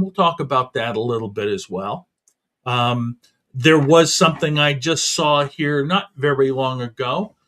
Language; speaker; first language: English; native; English